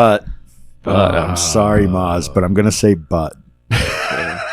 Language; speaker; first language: English; native; English